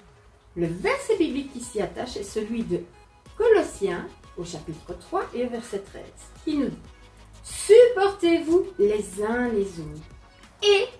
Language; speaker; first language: French; native; French